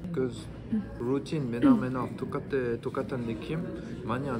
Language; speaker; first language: Korean; non-native, learner; French